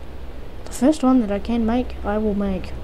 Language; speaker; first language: English; native; English